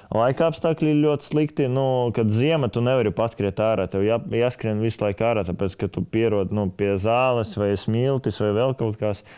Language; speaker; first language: Latvian; native; Latvian